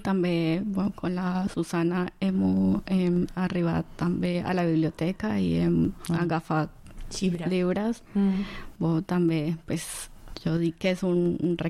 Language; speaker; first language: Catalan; non-native, learner; Spanish